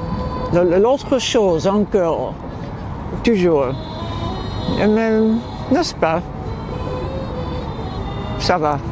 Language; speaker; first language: French; non-native, learner; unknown